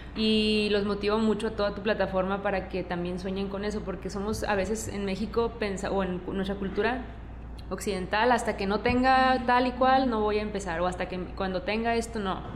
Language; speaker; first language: Spanish; native; Spanish